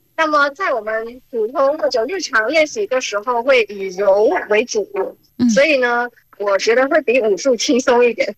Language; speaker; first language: Chinese; early bilingual, heritage; Chinese